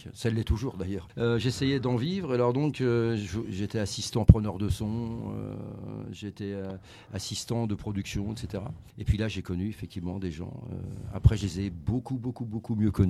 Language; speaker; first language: French; native; French